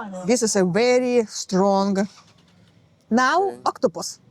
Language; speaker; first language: English; non-native, learner; Russian